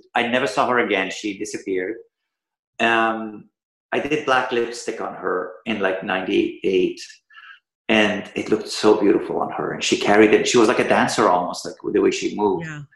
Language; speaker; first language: English; early bilingual, other home language; Persian